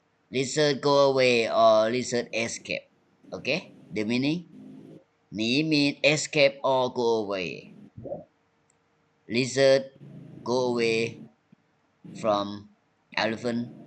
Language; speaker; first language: English; non-native, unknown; Thai